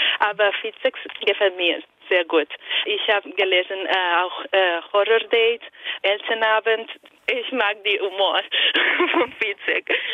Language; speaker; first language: German; non-native, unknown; Italian